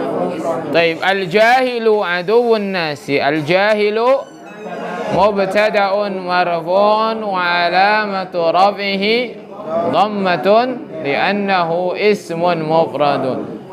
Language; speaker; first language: Arabic; non-native, fluent; Indonesian